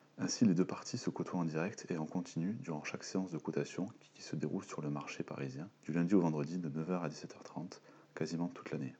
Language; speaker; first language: French; native; French